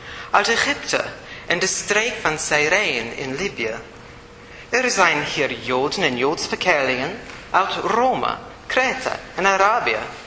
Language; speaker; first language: Dutch; non-native, fluent; English